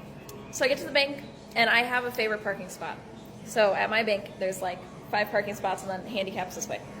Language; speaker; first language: English; native; English